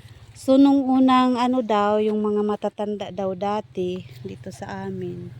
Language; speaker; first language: Filipino; native; Filipino